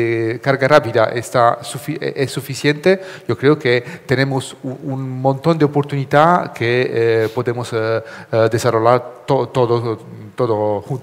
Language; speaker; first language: Spanish; non-native, learner; Italian